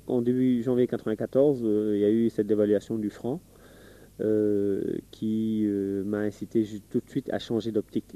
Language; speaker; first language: French; non-native, local second language; Wolof